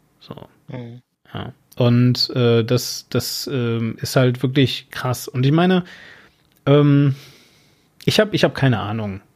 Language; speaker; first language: German; native; German